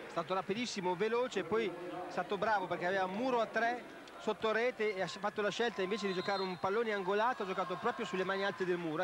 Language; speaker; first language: Italian; native; Italian